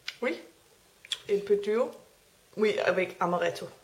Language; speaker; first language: French; non-native, learner; Danish